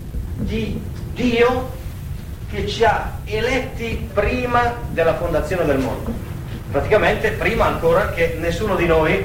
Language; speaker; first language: Italian; native; Italian